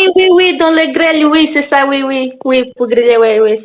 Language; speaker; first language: French; non-native, learner; Portuguese